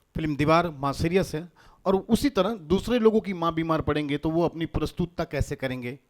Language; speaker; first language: Hindi; non-native, local second language; Gujarati